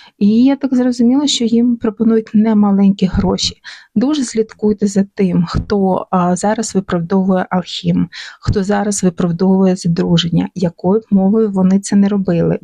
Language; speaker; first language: Ukrainian; non-native, local second language; Russian